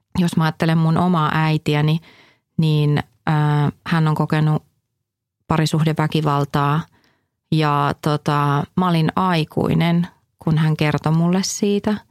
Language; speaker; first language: Finnish; native; Finnish